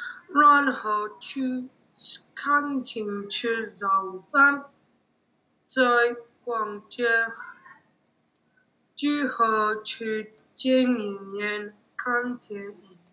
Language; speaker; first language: Chinese; non-native, learner; English